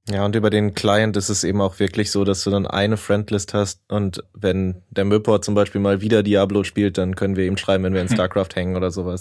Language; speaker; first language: German; native; German